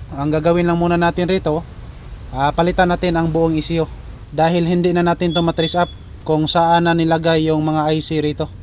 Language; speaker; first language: Filipino; non-native, local second language; Cebuano